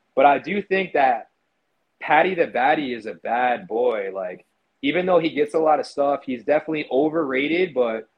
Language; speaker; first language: English; native; English